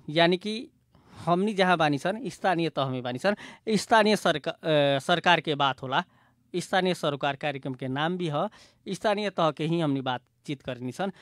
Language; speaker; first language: Bhojpuri; native; Bhojpuri